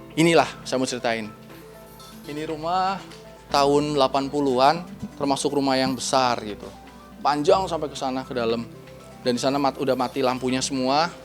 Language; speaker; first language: Indonesian; native; Indonesian